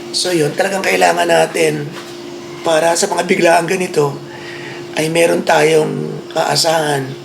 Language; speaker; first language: Filipino; native; Filipino